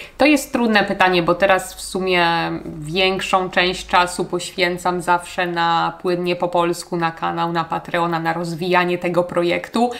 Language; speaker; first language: Polish; native; Polish